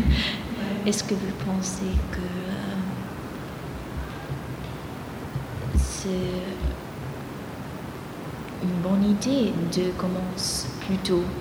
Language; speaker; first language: French; non-native, fluent; Greek